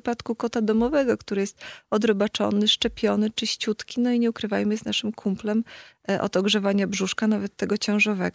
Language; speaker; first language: Polish; native; Polish